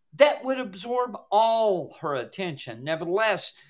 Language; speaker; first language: English; native; English